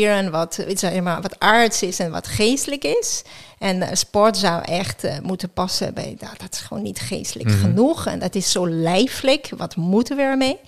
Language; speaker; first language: Dutch; non-native, fluent; French